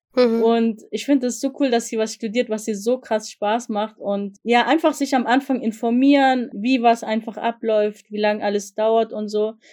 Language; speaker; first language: German; early bilingual, other home language; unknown